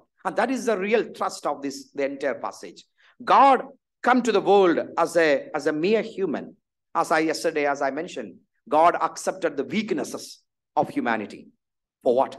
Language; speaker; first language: English; non-native, local second language; Malayalam